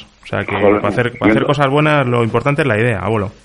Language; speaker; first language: Spanish; native; Spanish